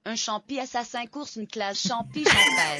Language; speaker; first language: French; native; French